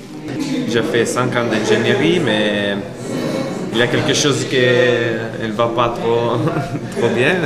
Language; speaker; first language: French; non-native, fluent; Italian